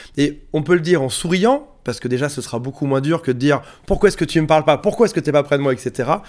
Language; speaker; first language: French; native; French